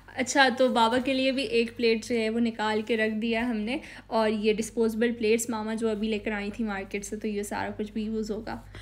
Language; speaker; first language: Urdu; native; Urdu